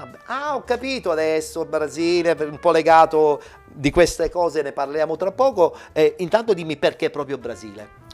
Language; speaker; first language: Italian; native; Italian